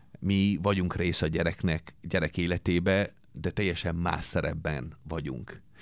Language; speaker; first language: Hungarian; non-native, fluent; Italian